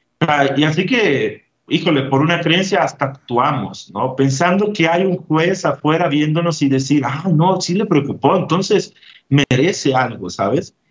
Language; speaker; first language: Spanish; non-native, fluent; Italian